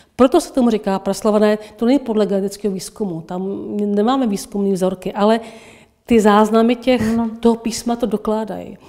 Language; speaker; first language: Czech; native; Czech